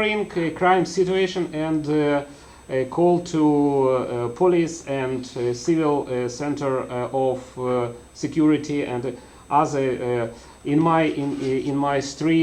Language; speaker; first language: English; non-native, learner; Russian